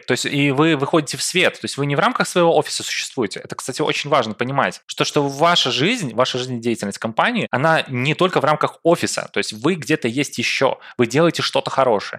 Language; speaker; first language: Russian; native; Russian